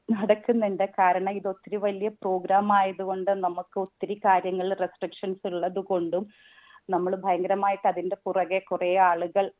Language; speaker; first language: Malayalam; native; Malayalam